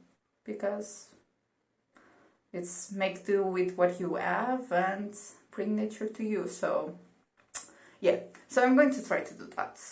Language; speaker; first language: English; non-native, fluent; Portuguese